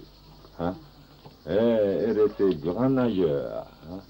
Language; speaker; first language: French; non-native, fluent; Japanese